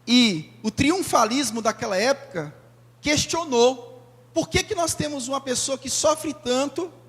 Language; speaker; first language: Portuguese; native; Portuguese